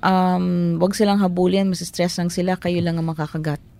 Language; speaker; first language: Filipino; native; Filipino